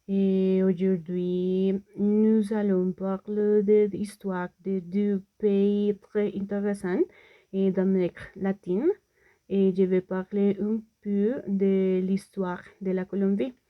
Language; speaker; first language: French; non-native, learner; Spanish